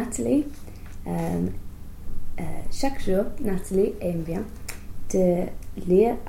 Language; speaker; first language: French; non-native, learner; English